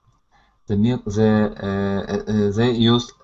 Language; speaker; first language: English; non-native, learner; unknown